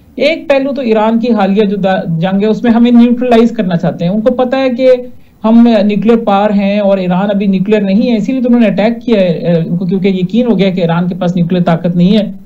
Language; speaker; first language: Urdu; non-native, local second language; Punjabi